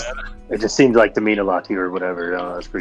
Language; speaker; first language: English; native; English